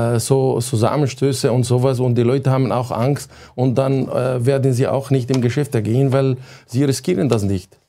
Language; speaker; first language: German; non-native, fluent; Arabic